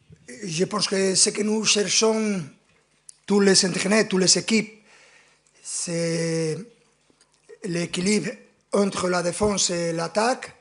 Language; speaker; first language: French; non-native, fluent; Spanish